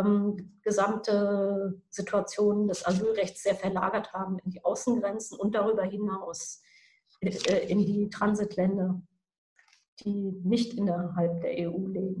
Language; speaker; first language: German; native; German